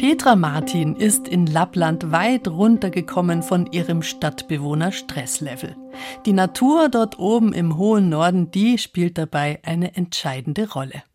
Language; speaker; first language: German; native; German